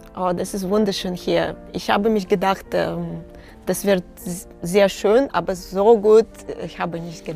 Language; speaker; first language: German; non-native, fluent; Russian